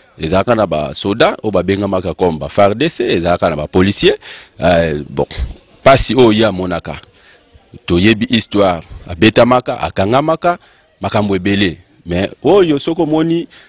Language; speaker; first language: Lingala; non-native, local second language; Kongo